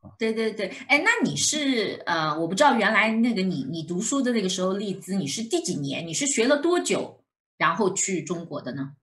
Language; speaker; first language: Chinese; native; Chinese